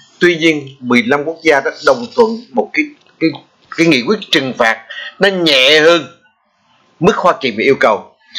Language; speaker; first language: Vietnamese; native; Vietnamese